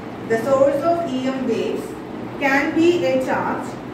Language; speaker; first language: English; non-native, local second language; Malayalam